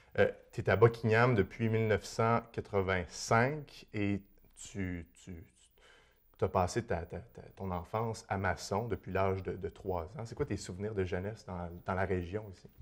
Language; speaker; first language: French; native; French